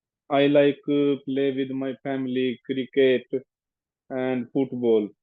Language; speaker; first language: English; non-native, learner; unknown